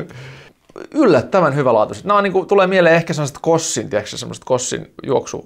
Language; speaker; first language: Finnish; native; Finnish